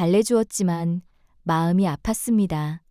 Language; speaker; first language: Korean; native; Korean